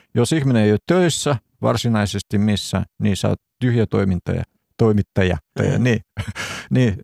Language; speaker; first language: Finnish; non-native, fluent; Russian